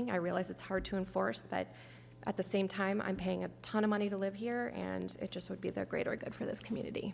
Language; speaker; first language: English; native; English